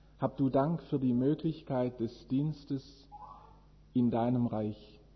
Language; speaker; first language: German; native; German